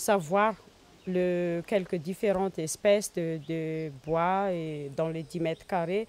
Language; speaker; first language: French; non-native, local second language; Malagasy